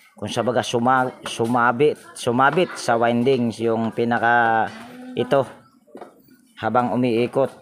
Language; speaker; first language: Filipino; non-native, local second language; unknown